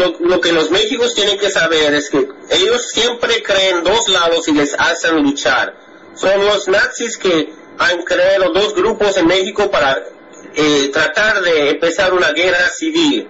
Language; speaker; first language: Spanish; non-native, fluent; English